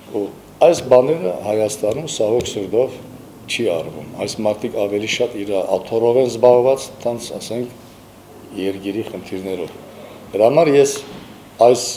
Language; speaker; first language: Armenian; early bilingual, heritage; Armenian